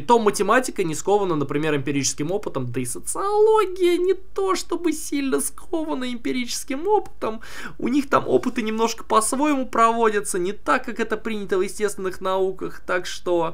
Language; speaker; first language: Russian; native; Russian